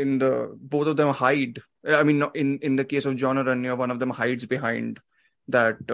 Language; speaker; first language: English; non-native, local second language; Hindi